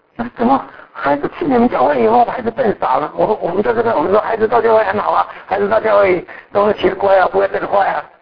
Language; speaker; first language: Chinese; native; Chinese